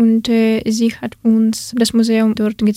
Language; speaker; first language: German; non-native, learner; Ukrainian